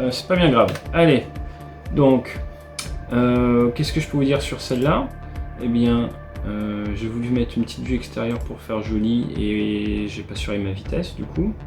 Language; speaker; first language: French; native; French